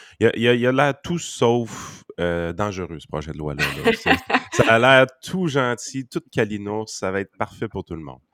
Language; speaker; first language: French; native; French